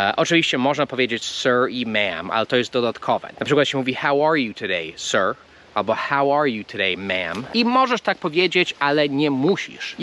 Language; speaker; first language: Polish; non-native, fluent; English